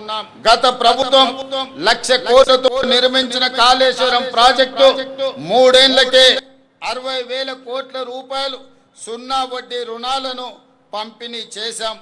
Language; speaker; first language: Telugu; native; Telugu